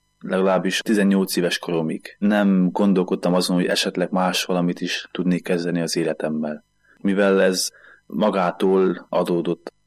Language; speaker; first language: Hungarian; native; Hungarian